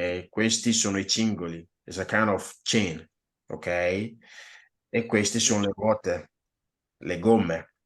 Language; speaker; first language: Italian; non-native, fluent; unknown